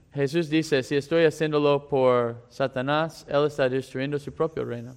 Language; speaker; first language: Spanish; non-native, fluent; English